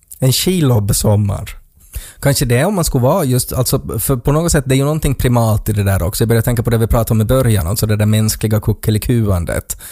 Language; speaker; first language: Swedish; native; Swedish